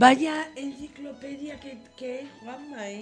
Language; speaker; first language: Spanish; native; Spanish